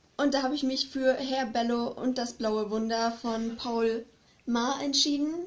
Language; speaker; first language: German; native; German